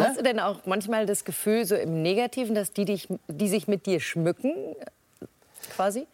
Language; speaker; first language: German; native; German